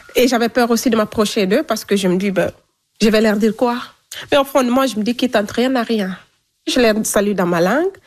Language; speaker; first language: French; non-native, local second language; Fula